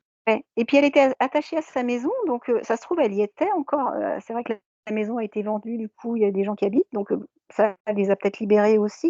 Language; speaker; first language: French; native; French